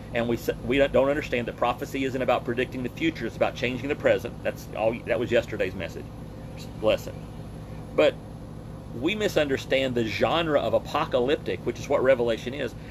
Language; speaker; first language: English; native; English